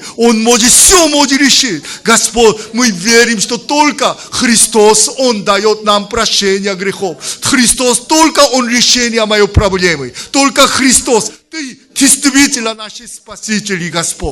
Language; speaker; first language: Russian; non-native, learner; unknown